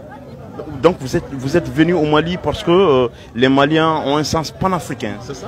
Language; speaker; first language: French; non-native, local second language; Bambara